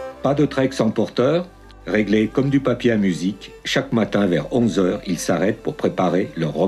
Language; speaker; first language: French; native; French